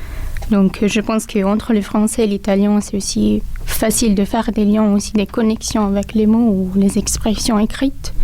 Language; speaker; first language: French; non-native, local second language; Italian